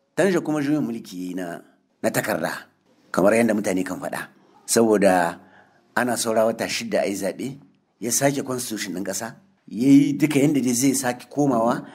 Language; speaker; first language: Hausa; native; Hausa